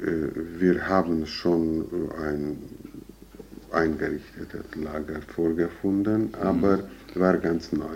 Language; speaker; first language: German; non-native, fluent; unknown